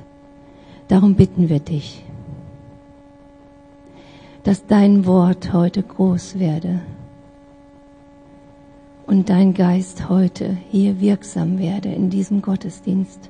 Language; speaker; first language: German; native; German